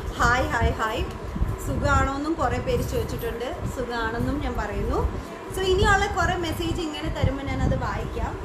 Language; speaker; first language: Malayalam; early bilingual, heritage; Malayalam